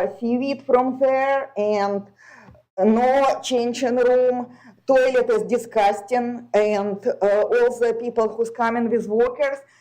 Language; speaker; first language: English; non-native, fluent; Russian